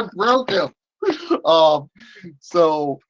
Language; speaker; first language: English; native; English